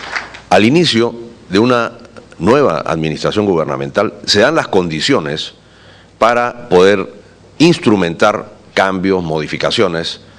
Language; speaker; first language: Spanish; native; Spanish